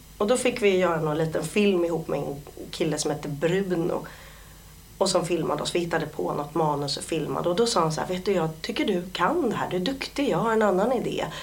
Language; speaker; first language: Swedish; early bilingual, other home language; Polish